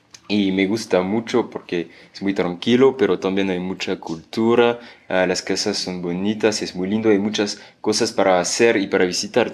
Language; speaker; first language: Spanish; non-native, fluent; French